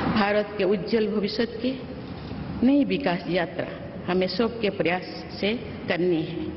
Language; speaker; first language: Hindi; non-native, local second language; Santali